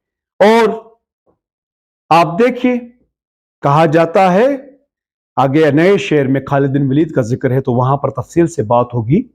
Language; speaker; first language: Urdu; native; Urdu